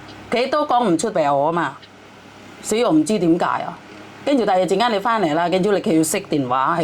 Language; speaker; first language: Cantonese; non-native, fluent; Indonesian